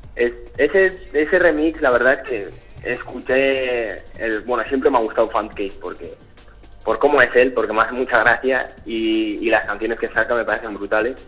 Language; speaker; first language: Spanish; early bilingual, other home language; French